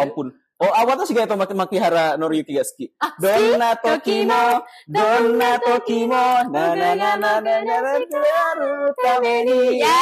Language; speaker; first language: Japanese; non-native, learner; Indonesian